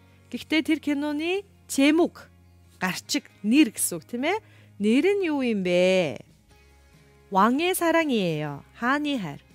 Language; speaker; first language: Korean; non-native, learner; Mongolian